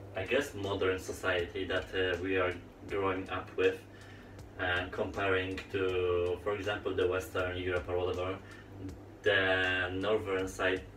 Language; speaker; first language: English; non-native, fluent; Polish